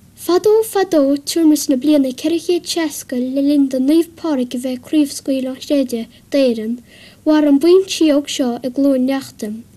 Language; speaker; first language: Irish; native; Irish